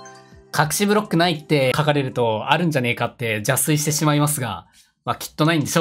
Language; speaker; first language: Japanese; native; Japanese